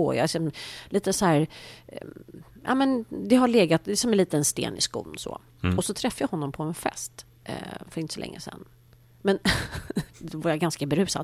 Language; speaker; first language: Swedish; native; Swedish